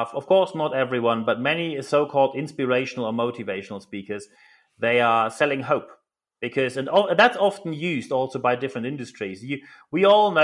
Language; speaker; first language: English; non-native, fluent; German